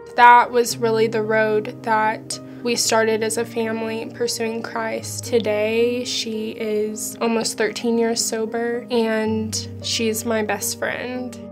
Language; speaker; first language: English; native; English